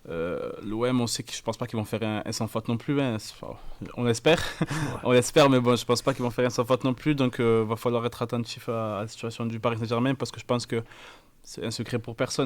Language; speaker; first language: French; native; French